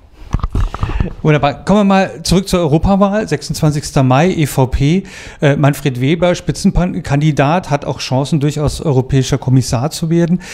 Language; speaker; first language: German; native; German